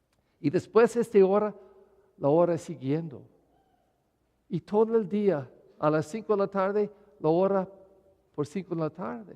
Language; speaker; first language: Spanish; non-native, learner; English